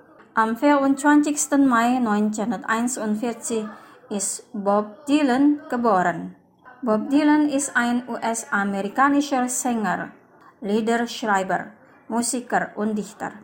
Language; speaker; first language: German; non-native, fluent; Indonesian